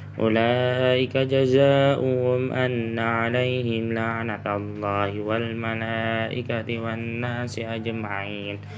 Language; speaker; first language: Arabic; non-native, learner; Indonesian